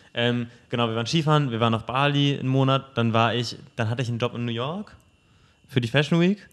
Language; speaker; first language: German; native; German